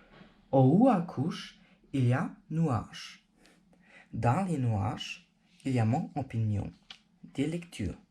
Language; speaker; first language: French; non-native, learner; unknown